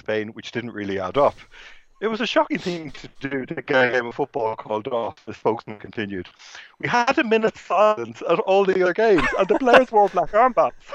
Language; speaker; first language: English; native; English